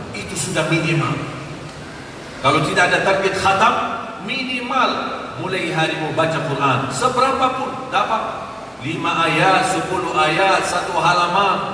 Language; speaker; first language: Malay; non-native, fluent; Arabic